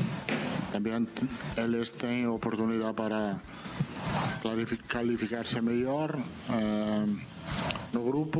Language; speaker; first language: Portuguese; non-native, learner; Italian